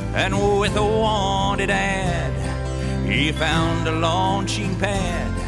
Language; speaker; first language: English; native; English